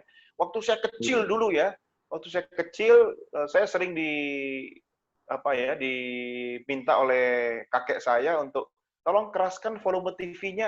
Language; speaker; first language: Indonesian; native; Indonesian